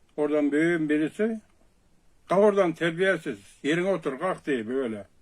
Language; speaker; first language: Turkish; native; Turkish